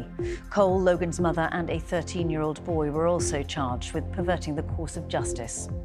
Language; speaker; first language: English; native; English